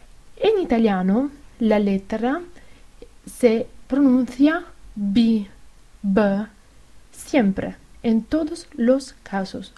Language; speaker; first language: Spanish; non-native, fluent; Italian